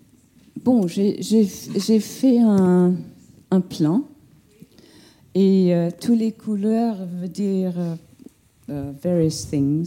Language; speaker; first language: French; non-native, fluent; English